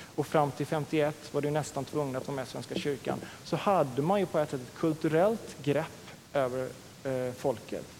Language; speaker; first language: Swedish; native; Swedish